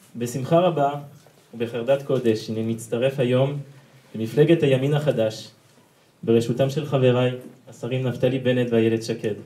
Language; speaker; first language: Hebrew; non-native, fluent; French